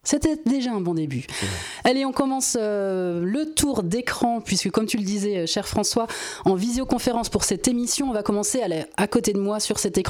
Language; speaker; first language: French; native; French